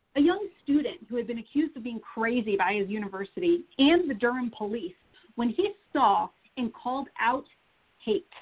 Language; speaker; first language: English; native; English